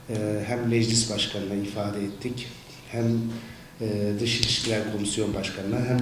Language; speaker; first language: Turkish; native; Turkish